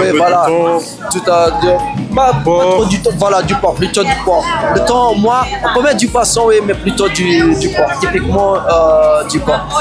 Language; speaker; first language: French; non-native, fluent; Kabuverdianu